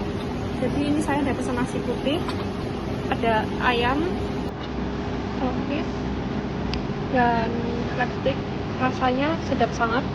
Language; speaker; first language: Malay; non-native, learner; Indonesian